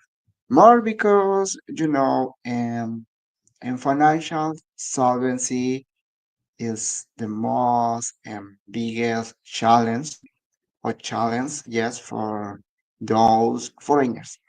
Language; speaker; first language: English; non-native, learner; Spanish